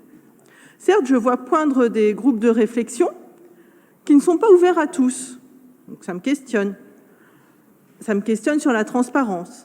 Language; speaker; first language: French; native; French